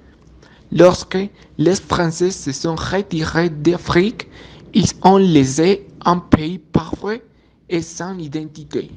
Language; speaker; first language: French; non-native, learner; Spanish